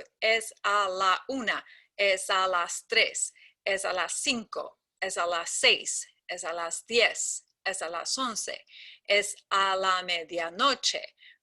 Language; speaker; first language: Spanish; non-native, fluent; English